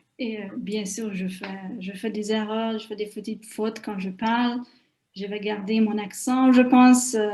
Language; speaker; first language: French; non-native, fluent; Hungarian